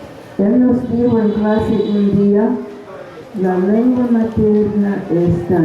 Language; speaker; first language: Spanish; non-native, fluent; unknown